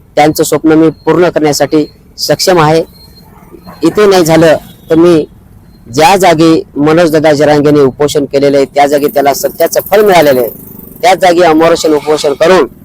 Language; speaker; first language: Marathi; non-native, local second language; Lambadi